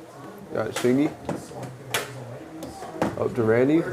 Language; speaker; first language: English; native; English